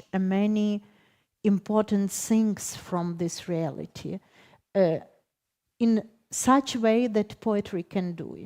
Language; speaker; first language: English; non-native, fluent; Ukrainian